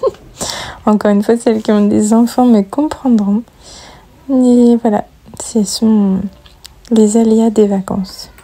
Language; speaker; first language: French; native; French